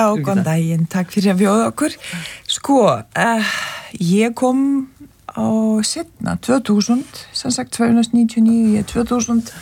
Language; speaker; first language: Icelandic; non-native, learner; Lithuanian